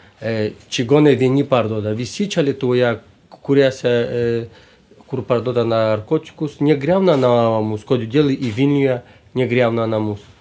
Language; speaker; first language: Lithuanian; non-native, local second language; Romany